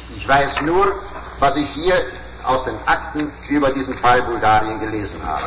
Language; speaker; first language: German; native; German